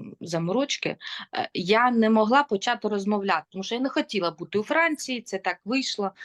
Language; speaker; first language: Ukrainian; non-native, local second language; Russian